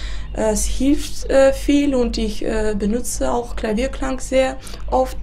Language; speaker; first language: German; non-native, fluent; Armenian